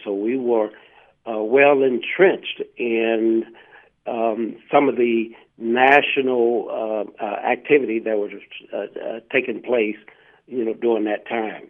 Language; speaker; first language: English; native; English